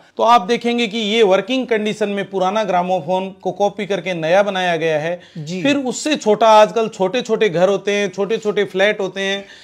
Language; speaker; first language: Hindi; native; Hindi